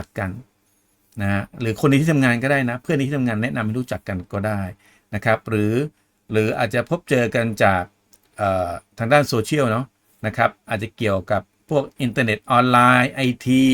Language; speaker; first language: Thai; native; Thai